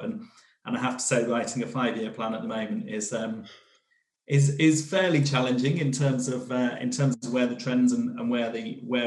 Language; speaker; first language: English; native; English